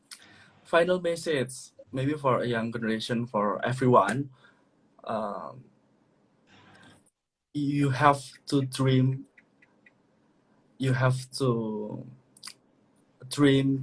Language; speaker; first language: English; non-native, learner; Indonesian